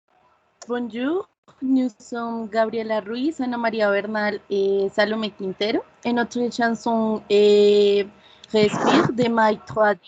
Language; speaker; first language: French; non-native, learner; Spanish